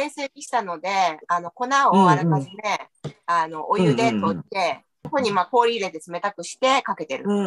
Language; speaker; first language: Japanese; native; Japanese